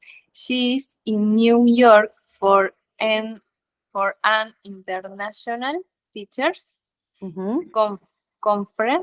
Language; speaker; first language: English; non-native, learner; Spanish